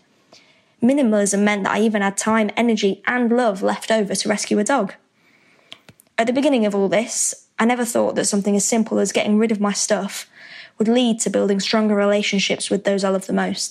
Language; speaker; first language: English; native; English